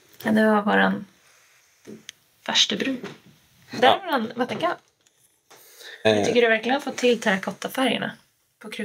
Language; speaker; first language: Swedish; native; Swedish